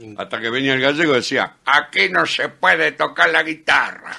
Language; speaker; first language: Spanish; native; Spanish